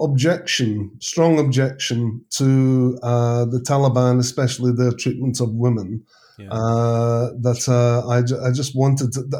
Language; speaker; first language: English; native; English